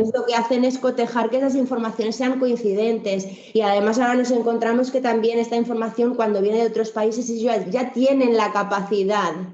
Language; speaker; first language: Spanish; native; Spanish